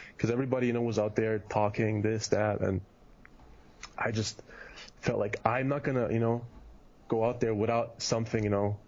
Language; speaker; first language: English; early bilingual, heritage; German